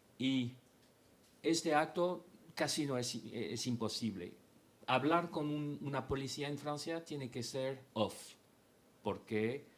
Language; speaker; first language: Spanish; non-native, fluent; French